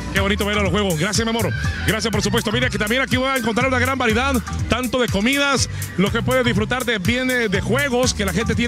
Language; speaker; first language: Spanish; native; Spanish